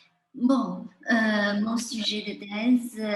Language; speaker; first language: French; non-native, fluent; Chinese